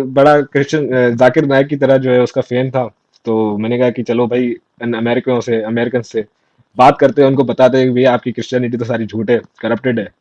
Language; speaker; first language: Urdu; non-native, local second language; Sindhi